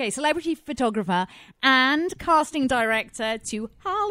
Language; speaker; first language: English; native; English